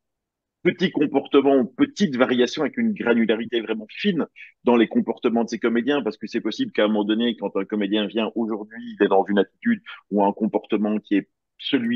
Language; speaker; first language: French; native; French